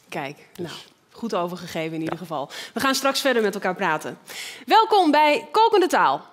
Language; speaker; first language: Dutch; native; Dutch